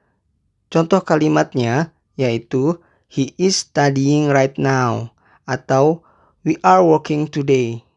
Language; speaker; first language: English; non-native, fluent; Indonesian